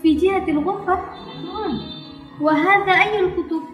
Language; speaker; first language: Arabic; non-native, learner; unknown